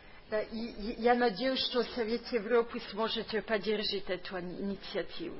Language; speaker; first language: Russian; non-native, learner; French